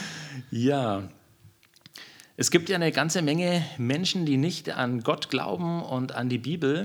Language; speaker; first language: German; native; German